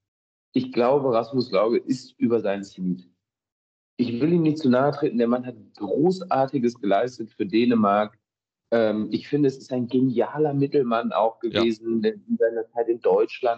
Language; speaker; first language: German; native; German